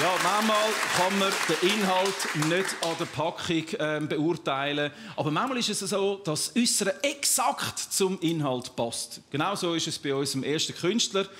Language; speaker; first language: German; native; German